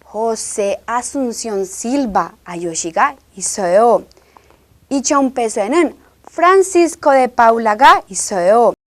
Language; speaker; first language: Korean; non-native, learner; Spanish